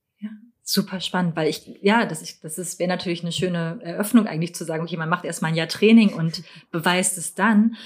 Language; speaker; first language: German; native; German